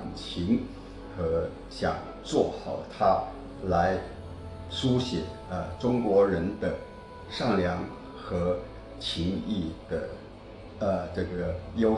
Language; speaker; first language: Chinese; native; Chinese